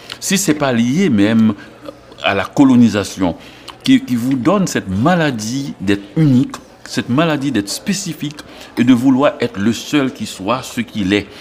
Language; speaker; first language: French; non-native, local second language; Haitian Creole